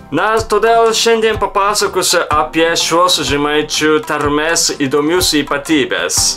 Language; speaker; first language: Lithuanian; non-native, fluent; Japanese